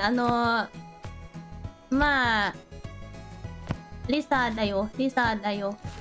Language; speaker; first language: Japanese; non-native, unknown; Thai